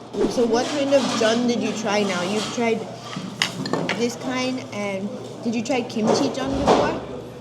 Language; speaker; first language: English; native; English